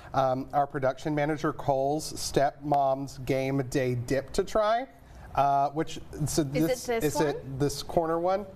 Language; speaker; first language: English; native; English